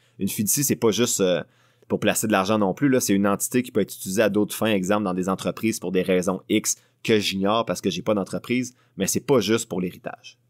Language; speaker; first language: French; native; French